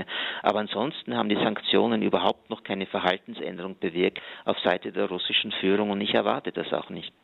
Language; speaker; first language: German; native; German